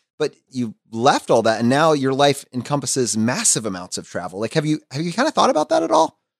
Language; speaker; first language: English; native; English